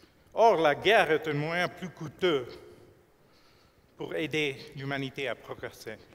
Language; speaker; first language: French; non-native, fluent; English